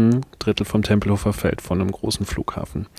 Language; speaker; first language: German; native; German